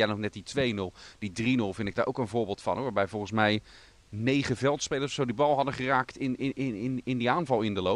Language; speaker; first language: Dutch; native; Dutch